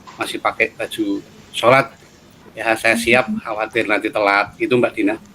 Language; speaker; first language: Indonesian; native; Indonesian